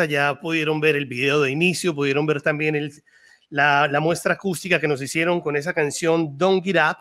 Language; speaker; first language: Spanish; native; Spanish